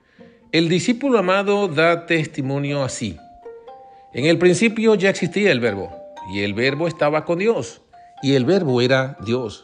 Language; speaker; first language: Spanish; native; Spanish